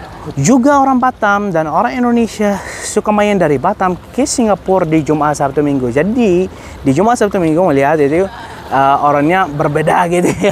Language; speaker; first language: Indonesian; non-native, fluent; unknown